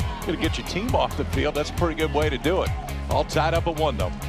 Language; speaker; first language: English; native; English